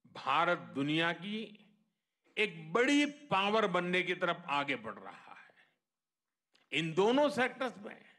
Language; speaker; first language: Hindi; non-native, local second language; Gujarati